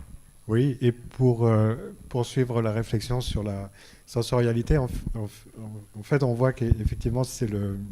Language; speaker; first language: French; native; French